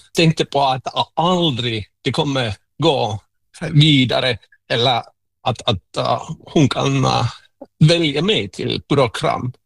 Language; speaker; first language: Swedish; non-native, local second language; Finnish